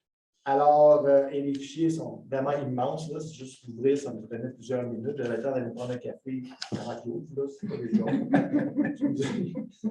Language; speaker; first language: French; native; French